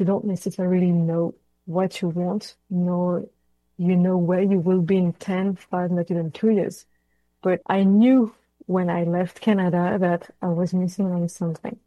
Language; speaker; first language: English; non-native, fluent; French